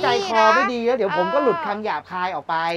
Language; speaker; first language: Thai; native; Thai